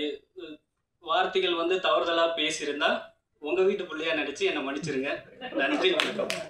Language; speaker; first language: Tamil; native; Tamil